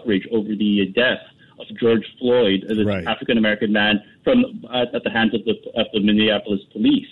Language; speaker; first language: English; non-native, local second language; Filipino